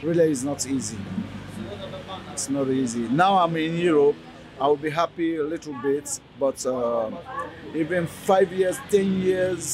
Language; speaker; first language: English; non-native, learner; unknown